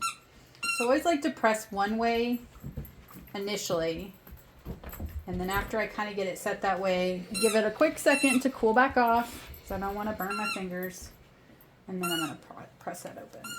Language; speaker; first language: English; native; English